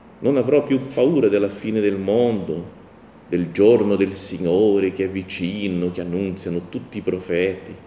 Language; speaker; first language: Italian; non-native, fluent; Portuguese